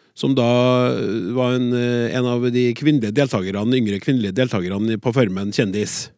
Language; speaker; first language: Norwegian; native; Norwegian